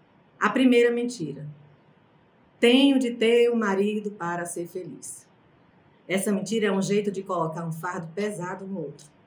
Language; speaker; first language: Portuguese; native; Portuguese